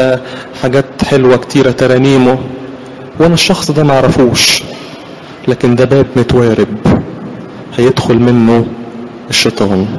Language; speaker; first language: Arabic; native; Arabic